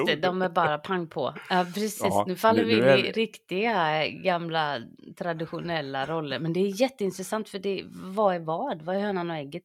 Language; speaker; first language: Swedish; native; Swedish